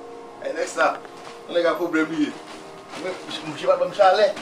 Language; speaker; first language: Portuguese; non-native, learner; Haitian Creole